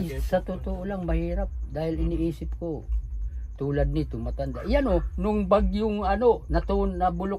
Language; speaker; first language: Filipino; native; Filipino